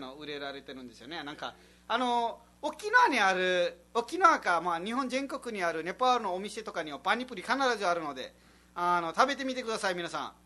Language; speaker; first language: Japanese; non-native, fluent; Nepali